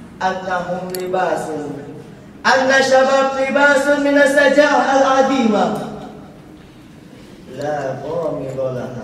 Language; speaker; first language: Arabic; non-native, learner; Indonesian